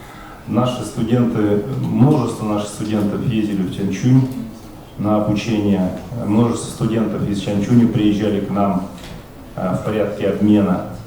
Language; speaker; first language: Russian; native; Russian